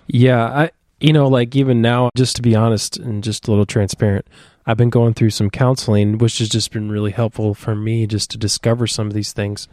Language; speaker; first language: English; native; English